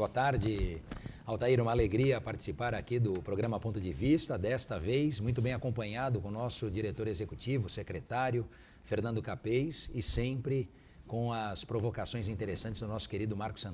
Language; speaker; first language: Portuguese; native; Portuguese